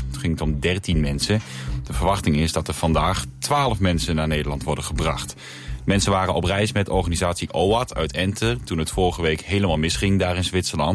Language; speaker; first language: Dutch; native; Dutch